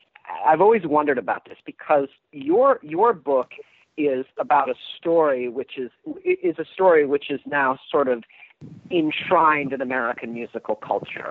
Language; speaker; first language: English; native; English